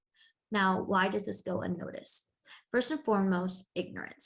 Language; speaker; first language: English; native; English